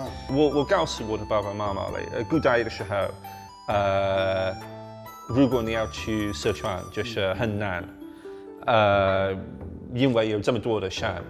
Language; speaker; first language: Chinese; non-native, learner; English